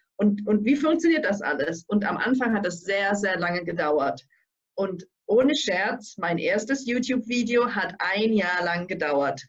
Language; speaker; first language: German; native; German